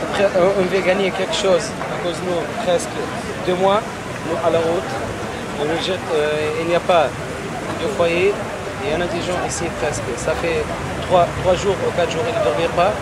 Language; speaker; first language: French; non-native, learner; Arabic